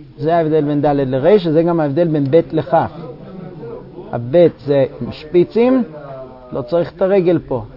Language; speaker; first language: Hebrew; non-native, fluent; English